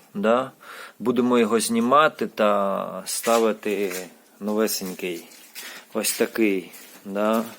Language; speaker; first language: Ukrainian; non-native, local second language; Russian